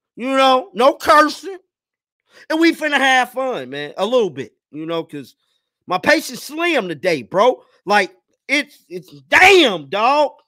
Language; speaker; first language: English; native; English